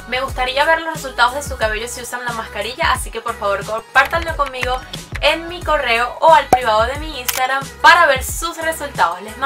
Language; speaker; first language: Spanish; native; Spanish